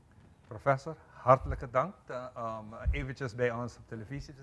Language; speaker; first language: Dutch; non-native, local second language; Papiamento